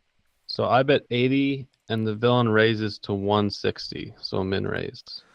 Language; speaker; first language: English; native; English